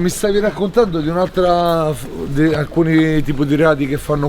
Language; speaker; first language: Italian; native; Italian